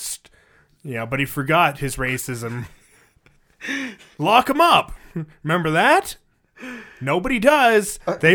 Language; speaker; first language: English; native; English